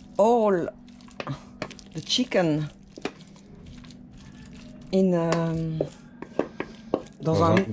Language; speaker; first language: English; non-native, learner; French